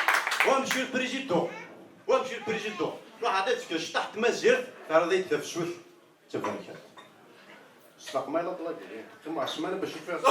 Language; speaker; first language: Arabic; non-native, local second language; Kabyle